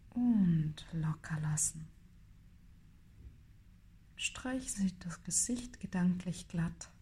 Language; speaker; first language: German; native; German